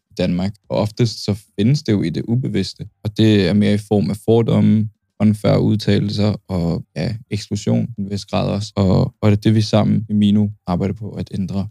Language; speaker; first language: Danish; early bilingual, other home language; Kurdish